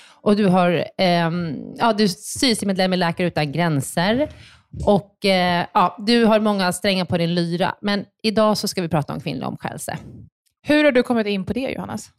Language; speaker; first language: Swedish; native; Swedish